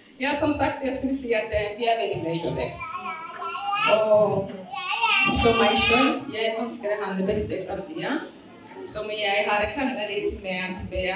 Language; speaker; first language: Norwegian; non-native, learner; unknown